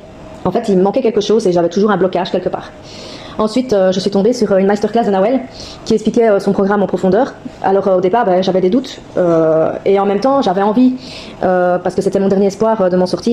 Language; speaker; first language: French; native; French